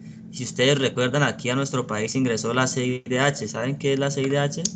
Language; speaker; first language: Spanish; native; Spanish